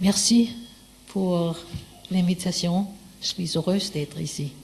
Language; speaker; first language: French; non-native, fluent; Danish